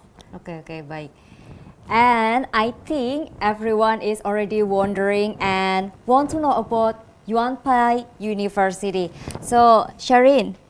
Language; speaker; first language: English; non-native, fluent; Indonesian